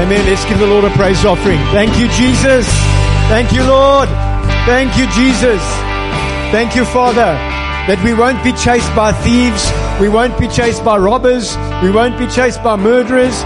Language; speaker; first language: English; native; English